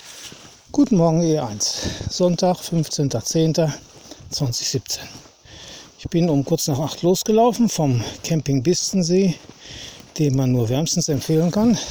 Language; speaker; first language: German; native; German